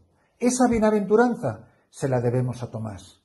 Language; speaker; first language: Spanish; native; Spanish